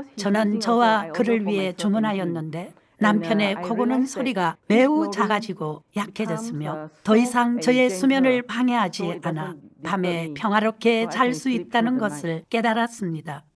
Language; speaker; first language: Korean; non-native, fluent; Malay